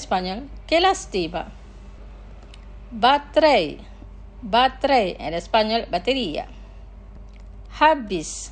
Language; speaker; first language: Spanish; non-native, fluent; Indonesian